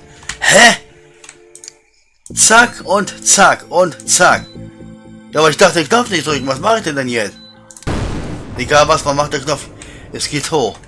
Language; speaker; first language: German; native; German